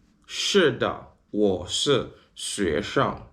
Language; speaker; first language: Chinese; non-native, learner; English